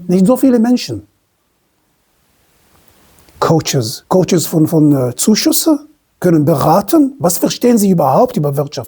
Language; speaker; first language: German; non-native, fluent; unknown